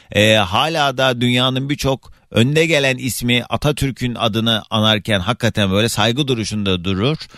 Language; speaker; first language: Turkish; native; Turkish